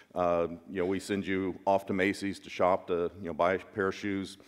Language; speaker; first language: English; native; English